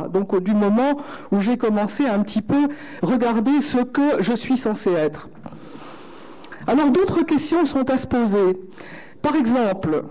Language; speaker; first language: French; native; French